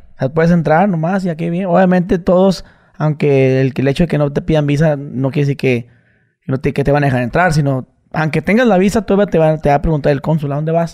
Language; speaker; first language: Spanish; native; Spanish